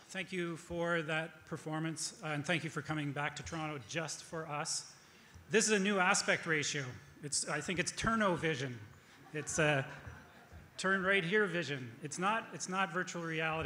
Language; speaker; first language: English; native; English